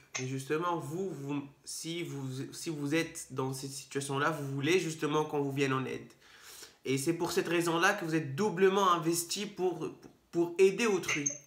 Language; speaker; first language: French; native; French